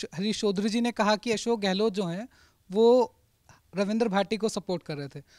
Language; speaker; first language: Hindi; native; Hindi